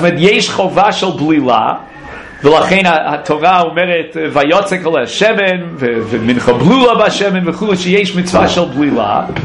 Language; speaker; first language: Hebrew; non-native, fluent; English